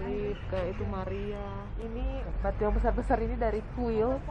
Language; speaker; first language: Indonesian; native; Indonesian